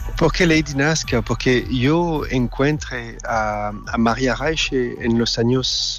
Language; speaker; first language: Spanish; non-native, learner; French